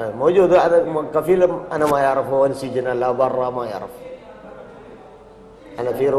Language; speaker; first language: Arabic; non-native, learner; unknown